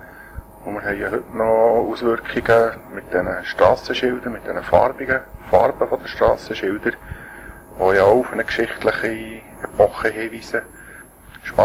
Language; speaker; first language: German; native; German